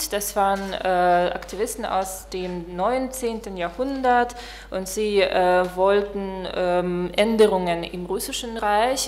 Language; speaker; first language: German; non-native, fluent; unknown